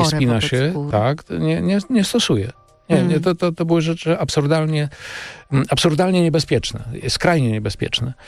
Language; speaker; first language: Polish; native; Polish